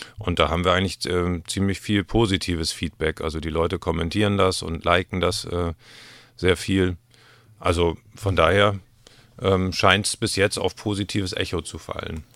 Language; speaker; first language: German; native; German